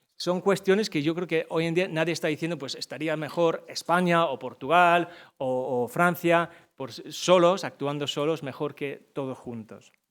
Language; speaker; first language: Spanish; non-native, fluent; English